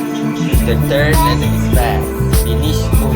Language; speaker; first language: English; non-native, local second language; Malay